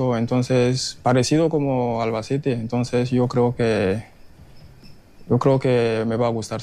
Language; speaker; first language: Spanish; non-native, fluent; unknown